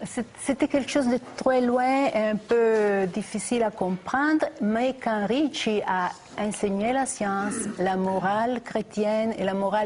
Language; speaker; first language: French; non-native, fluent; Italian